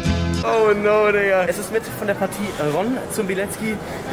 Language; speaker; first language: German; native; German